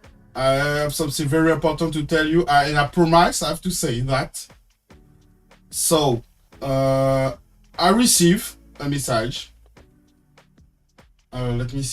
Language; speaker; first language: English; non-native, learner; French